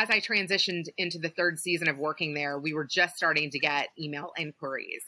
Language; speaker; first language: English; native; English